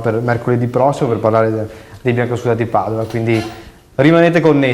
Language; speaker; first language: Italian; native; Italian